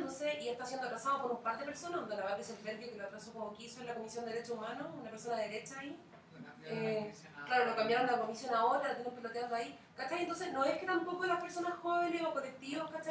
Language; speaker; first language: Spanish; native; Spanish